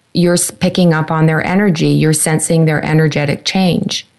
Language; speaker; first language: English; native; English